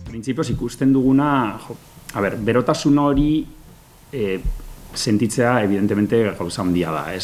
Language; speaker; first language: Basque; non-native, local second language; Spanish